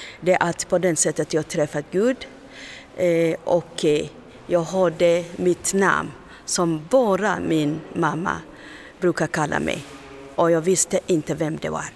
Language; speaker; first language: Swedish; non-native, learner; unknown